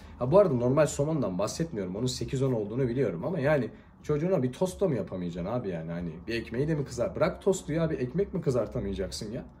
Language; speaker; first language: Turkish; native; Turkish